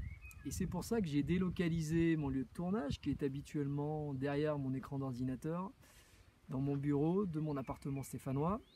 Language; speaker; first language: French; native; French